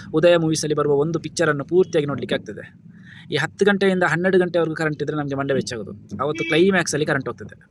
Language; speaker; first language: Kannada; native; Kannada